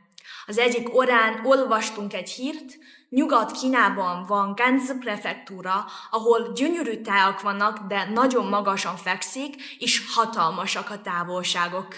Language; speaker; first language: Hungarian; non-native, fluent; Chinese